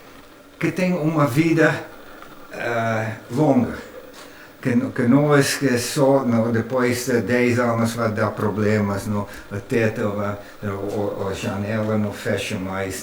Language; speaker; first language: Portuguese; non-native, fluent; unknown